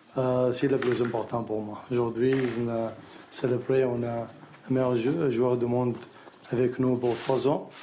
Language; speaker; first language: French; non-native, learner; Arabic